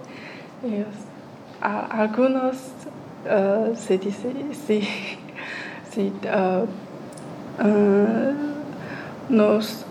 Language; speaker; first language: Spanish; non-native, learner; Chinese